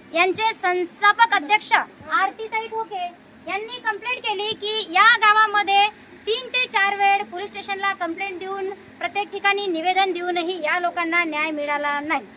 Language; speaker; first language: Marathi; native; Marathi